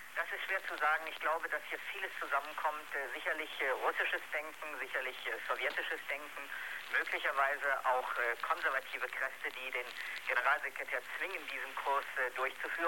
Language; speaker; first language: German; native; German